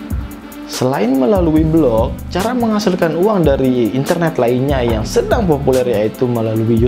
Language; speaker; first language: Indonesian; native; Indonesian